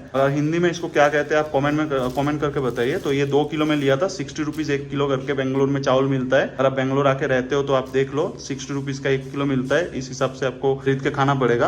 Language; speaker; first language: Hindi; non-native, local second language; Bangla